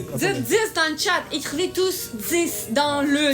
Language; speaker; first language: French; native; French